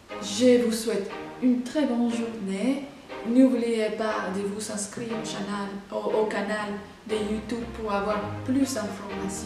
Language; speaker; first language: French; non-native, fluent; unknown